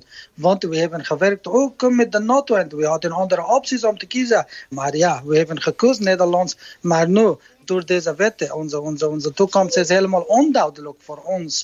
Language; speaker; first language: Dutch; non-native, learner; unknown